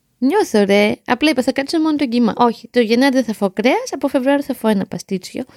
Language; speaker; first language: Greek; native; Greek